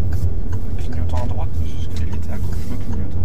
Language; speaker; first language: French; native; French